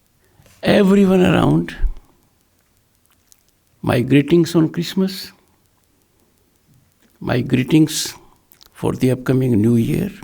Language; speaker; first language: English; non-native, local second language; Hindi